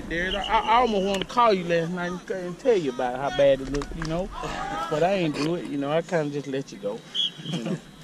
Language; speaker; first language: English; native; English